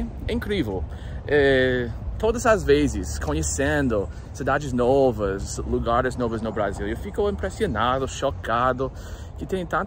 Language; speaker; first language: Portuguese; non-native, learner; English